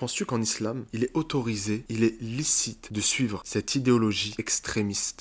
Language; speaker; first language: French; native; French